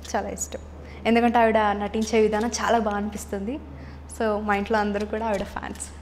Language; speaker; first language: Telugu; early bilingual, other home language; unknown